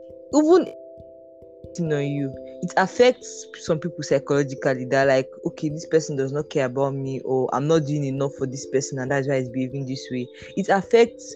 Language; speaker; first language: English; non-native, local second language; Igbo